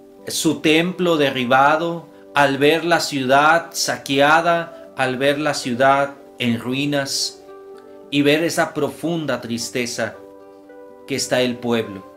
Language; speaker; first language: Spanish; native; Spanish